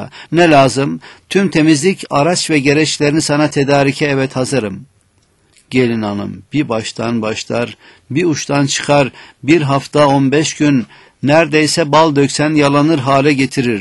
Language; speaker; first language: Turkish; native; Turkish